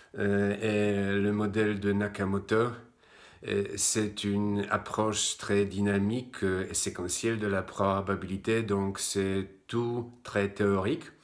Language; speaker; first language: French; non-native, fluent; Polish